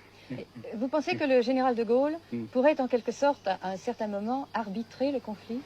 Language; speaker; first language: French; native; French